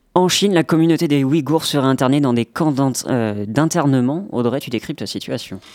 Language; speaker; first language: French; native; French